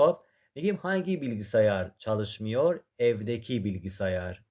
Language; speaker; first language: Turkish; non-native, fluent; Persian